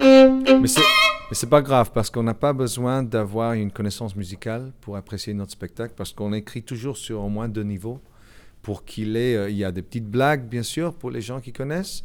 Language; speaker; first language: French; non-native, fluent; English